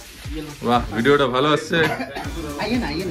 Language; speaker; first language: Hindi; non-native, local second language; Bangla